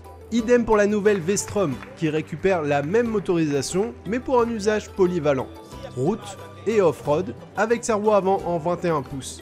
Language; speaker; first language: French; native; French